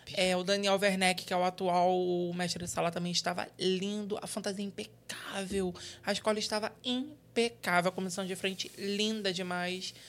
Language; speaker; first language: Portuguese; native; Portuguese